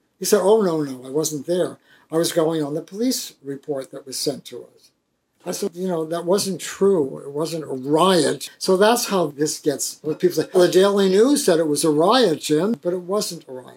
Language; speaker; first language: English; native; English